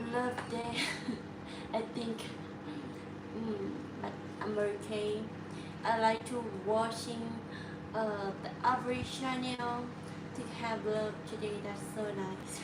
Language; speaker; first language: English; non-native, learner; Thai